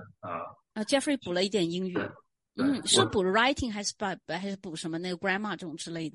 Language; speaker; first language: Chinese; native; Chinese